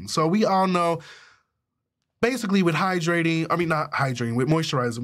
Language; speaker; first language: English; native; English